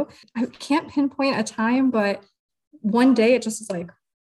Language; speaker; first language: English; native; English